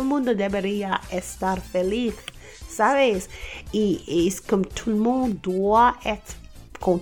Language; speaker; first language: Spanish; non-native, learner; English